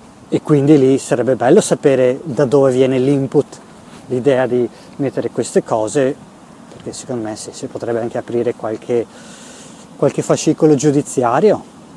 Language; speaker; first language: Italian; native; Italian